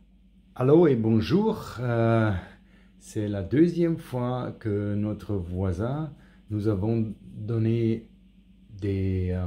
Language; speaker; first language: French; non-native, learner; German